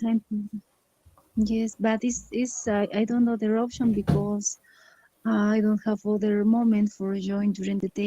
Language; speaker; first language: English; non-native, learner; Spanish